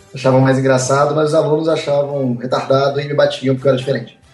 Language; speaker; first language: Portuguese; native; Portuguese